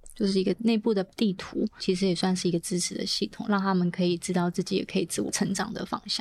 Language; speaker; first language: Chinese; native; Chinese